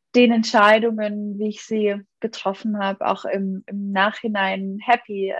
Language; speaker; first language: German; native; German